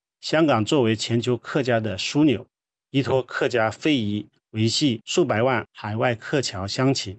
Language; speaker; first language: Chinese; non-native, local second language; Hakka Chinese